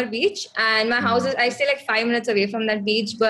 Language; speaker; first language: English; non-native, local second language; Konkani